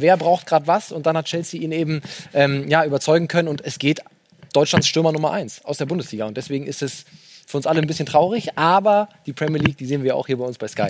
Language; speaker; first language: German; native; German